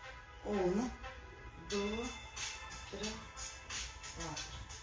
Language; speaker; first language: Italian; non-native, learner; Russian